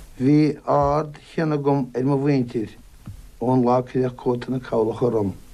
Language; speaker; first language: Irish; native; Irish